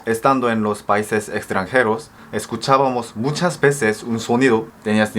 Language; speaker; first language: Spanish; non-native, fluent; Korean